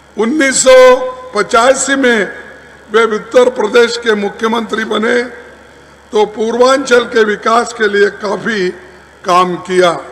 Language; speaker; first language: Hindi; non-native, local second language; Kannada